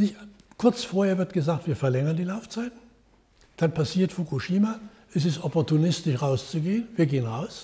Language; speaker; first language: German; native; German